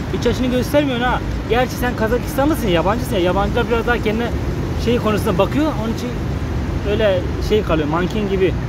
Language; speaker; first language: Turkish; native; Turkish